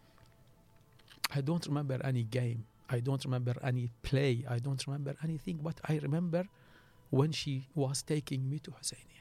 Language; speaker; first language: English; non-native, learner; Arabic